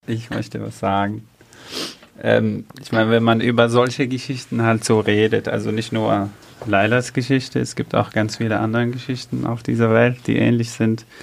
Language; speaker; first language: German; non-native, fluent; Arabic